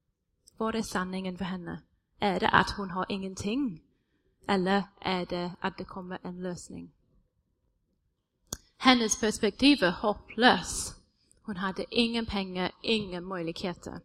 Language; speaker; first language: Swedish; non-native, fluent; English